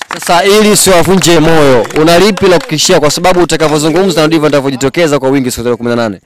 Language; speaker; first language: Swahili; native; Swahili